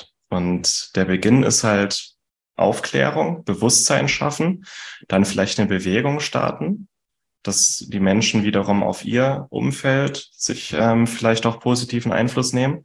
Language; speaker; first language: German; native; German